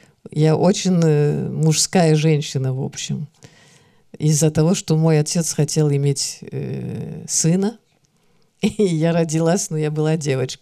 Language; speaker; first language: Russian; early bilingual, heritage; Russian